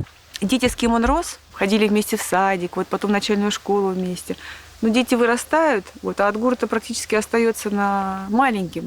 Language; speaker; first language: Russian; native; Russian